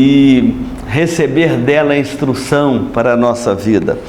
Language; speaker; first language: Portuguese; native; Portuguese